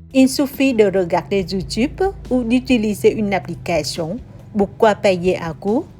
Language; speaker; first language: French; non-native, learner; Vietnamese